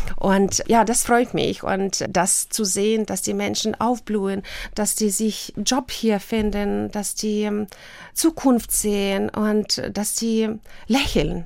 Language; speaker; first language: German; non-native, fluent; Russian